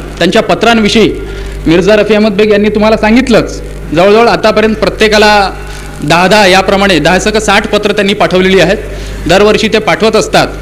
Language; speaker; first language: Marathi; native; Marathi